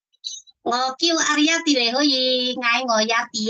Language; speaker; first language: Cantonese; non-native, learner; Indonesian